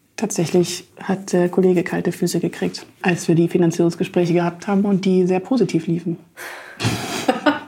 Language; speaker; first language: German; native; German